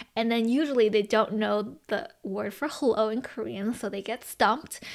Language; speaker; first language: English; early bilingual, other home language; Chinese